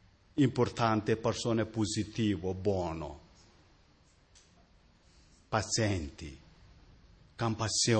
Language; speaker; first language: Italian; non-native, learner; Tibetan